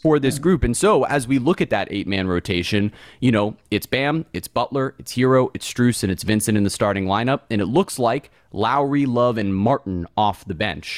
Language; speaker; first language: English; native; English